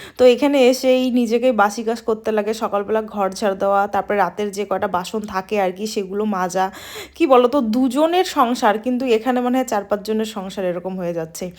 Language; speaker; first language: Bangla; non-native, local second language; Rangpuri